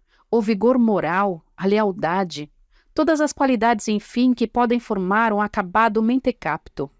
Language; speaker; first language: Portuguese; native; Portuguese